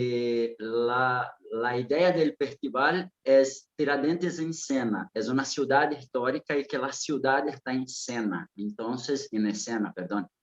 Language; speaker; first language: Spanish; non-native, fluent; Portuguese